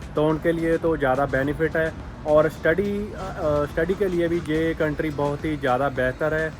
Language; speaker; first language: Hindi; non-native, local second language; Punjabi